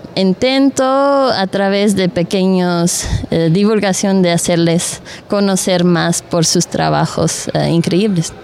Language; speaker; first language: Spanish; non-native, fluent; Dutch